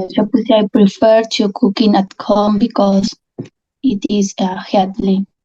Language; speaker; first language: English; non-native, learner; Spanish